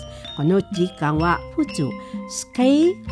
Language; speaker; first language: Japanese; non-native, learner; Indonesian